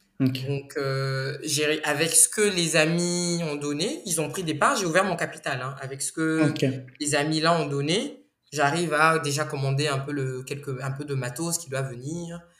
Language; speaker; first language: French; non-native, local second language; Bambara